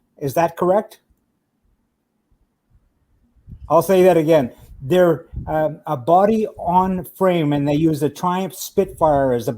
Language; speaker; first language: English; native; English